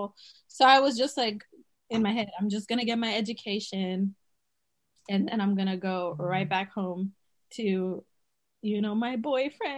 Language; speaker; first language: English; native; English